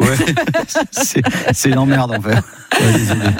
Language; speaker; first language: French; native; French